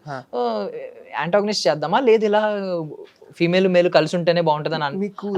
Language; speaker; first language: Telugu; native; Telugu